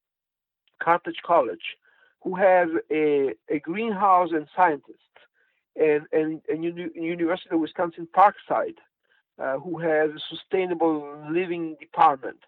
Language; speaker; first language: English; non-native, fluent; Italian